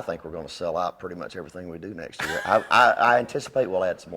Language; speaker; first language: English; native; English